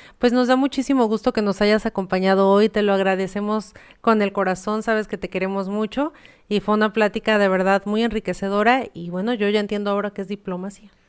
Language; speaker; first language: Spanish; native; Spanish